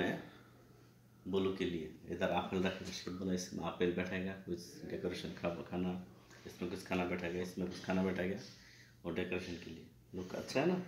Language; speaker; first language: Hindi; non-native, learner; Bangla